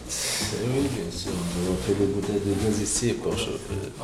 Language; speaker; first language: French; non-native, local second language; Arabic